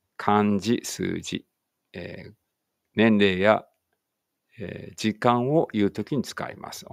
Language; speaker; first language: Japanese; native; Japanese